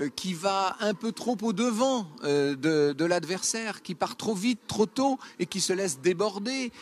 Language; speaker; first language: French; native; French